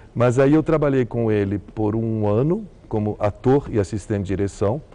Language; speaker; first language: Portuguese; early bilingual, heritage; Arabic